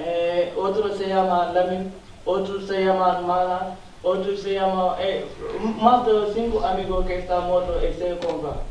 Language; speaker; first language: Spanish; non-native, learner; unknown